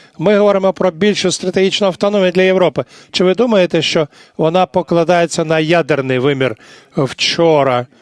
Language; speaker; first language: Ukrainian; non-native, fluent; English